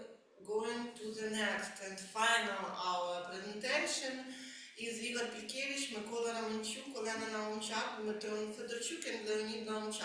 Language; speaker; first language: English; non-native, learner; Ukrainian